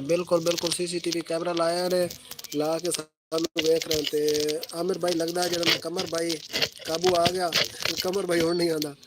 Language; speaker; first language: Urdu; non-native, local second language; Punjabi